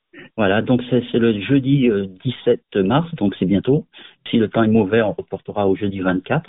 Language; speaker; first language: French; native; French